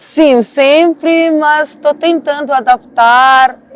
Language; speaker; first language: Portuguese; non-native, learner; Arabic